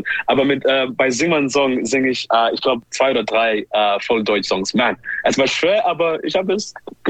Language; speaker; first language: German; non-native, learner; English